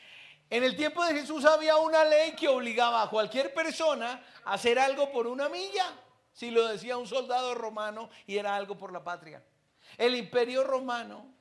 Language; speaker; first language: Spanish; native; Spanish